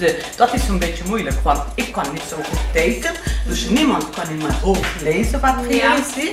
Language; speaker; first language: Dutch; non-native, learner; Portuguese